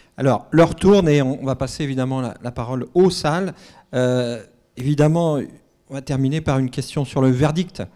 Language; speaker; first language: French; native; French